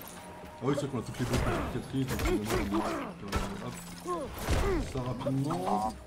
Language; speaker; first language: French; native; French